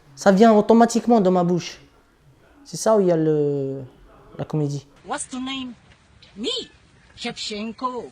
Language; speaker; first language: French; non-native, local second language; Arabic